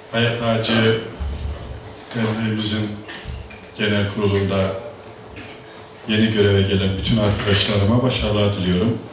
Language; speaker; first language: Turkish; native; Turkish